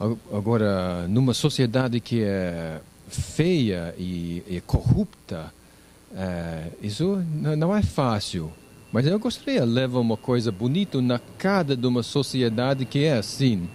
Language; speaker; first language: Portuguese; non-native, learner; English